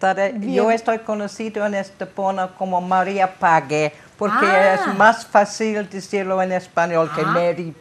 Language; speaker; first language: Spanish; non-native, learner; English